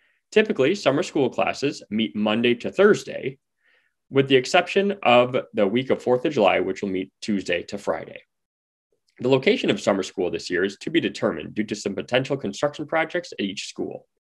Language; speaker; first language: English; native; English